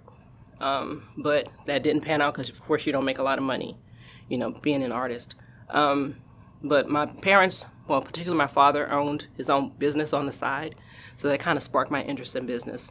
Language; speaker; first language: English; native; English